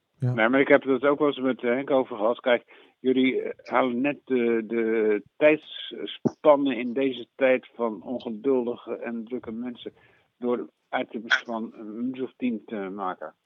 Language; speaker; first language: Dutch; native; Dutch